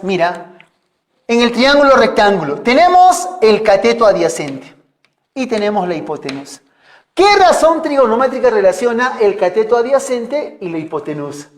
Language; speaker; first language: Spanish; native; Spanish